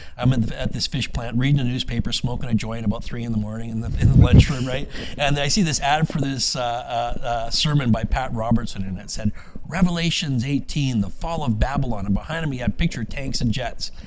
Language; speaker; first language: English; native; English